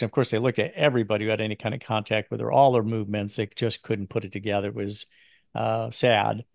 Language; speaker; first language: English; native; English